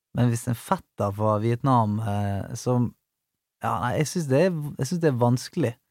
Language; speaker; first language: Norwegian; native; Norwegian